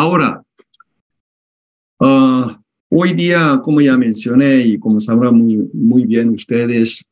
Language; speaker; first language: Spanish; non-native, fluent; Korean